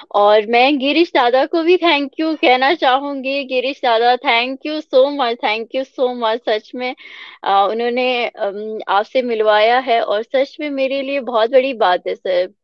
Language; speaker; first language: Hindi; native; Hindi